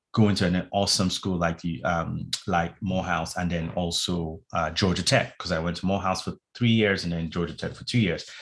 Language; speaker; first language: English; non-native, local second language; Yoruba